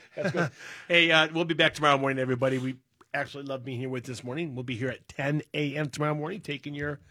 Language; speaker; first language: English; native; English